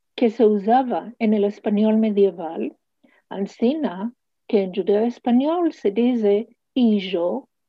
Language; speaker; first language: Spanish; early bilingual, heritage; Hebrew